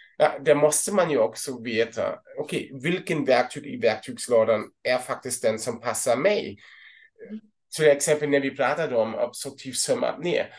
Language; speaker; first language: Swedish; non-native, fluent; German